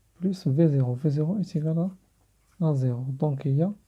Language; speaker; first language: French; non-native, local second language; Arabic